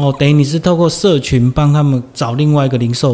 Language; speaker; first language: Chinese; native; Chinese